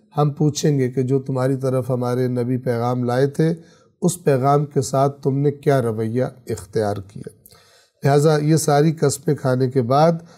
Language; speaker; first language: Urdu; native; Urdu